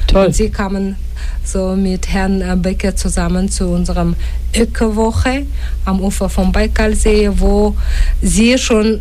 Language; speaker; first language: German; non-native, fluent; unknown